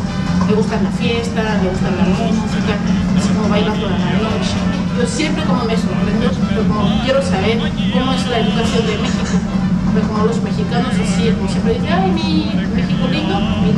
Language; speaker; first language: Spanish; non-native, fluent; Korean